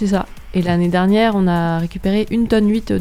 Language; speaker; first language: French; native; French